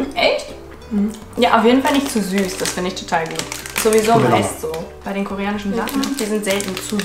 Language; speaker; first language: German; native; German